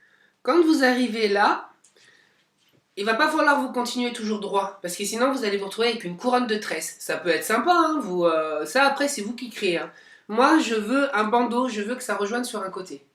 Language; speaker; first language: French; native; French